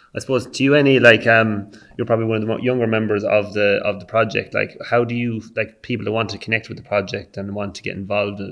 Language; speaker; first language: English; native; English